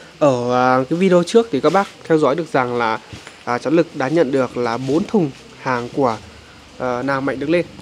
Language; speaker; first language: Vietnamese; native; Vietnamese